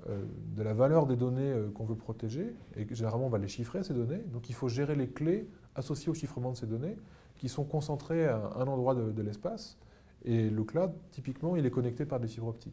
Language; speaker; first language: French; native; French